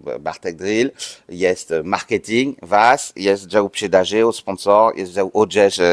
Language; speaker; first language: Polish; non-native, learner; French